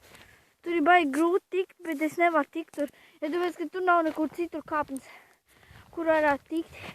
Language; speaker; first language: Latvian; non-native, local second language; Russian